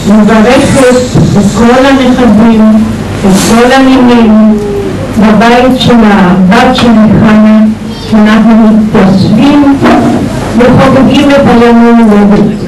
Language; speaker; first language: Hebrew; non-native, fluent; Spanish